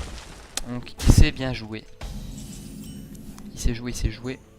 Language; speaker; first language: French; native; French